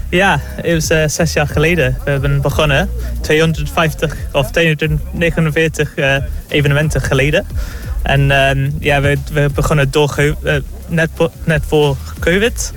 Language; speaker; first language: Dutch; non-native, learner; English